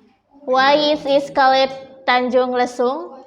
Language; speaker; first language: English; non-native, learner; Indonesian